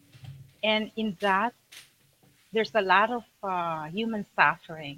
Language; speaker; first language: English; non-native, local second language; Filipino